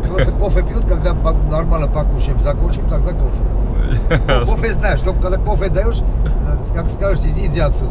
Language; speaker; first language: Russian; non-native, local second language; Armenian